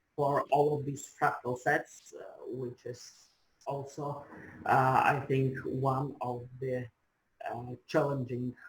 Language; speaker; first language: English; non-native, fluent; Ukrainian